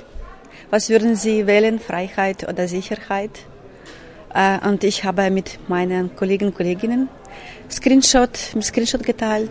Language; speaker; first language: German; non-native, fluent; Ukrainian